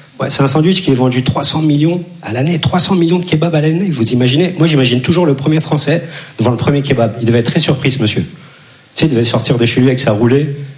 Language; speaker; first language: French; early bilingual, other home language; Turkish